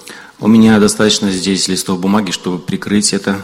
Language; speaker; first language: Russian; native; Russian